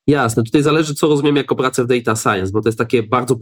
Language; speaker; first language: Polish; native; Polish